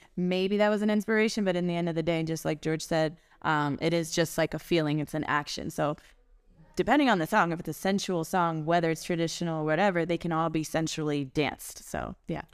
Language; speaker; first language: English; early bilingual, other home language; German